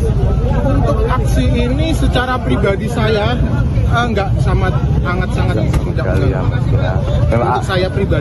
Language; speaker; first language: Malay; non-native, local second language; Javanese